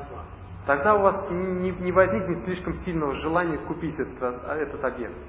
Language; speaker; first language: Russian; native; Russian